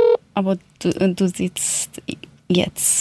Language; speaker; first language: German; non-native, learner; Persian